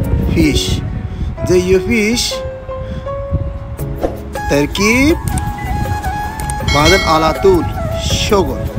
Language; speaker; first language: Arabic; non-native, learner; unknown